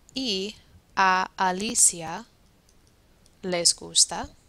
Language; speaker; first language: Spanish; non-native, fluent; English